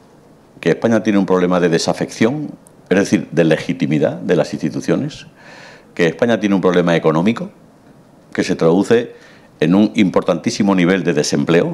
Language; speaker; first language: Spanish; native; Spanish